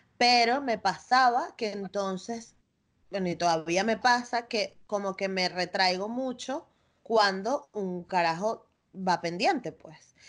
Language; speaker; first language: Spanish; native; Spanish